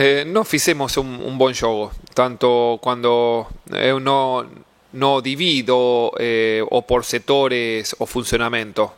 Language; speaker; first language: Portuguese; non-native, learner; Spanish